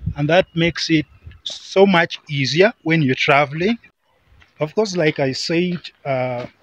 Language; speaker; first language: English; non-native, local second language; Acoli